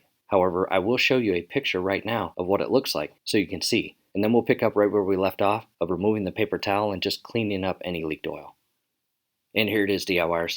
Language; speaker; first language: English; native; English